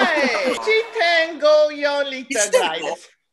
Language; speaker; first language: Japanese; non-native, learner; English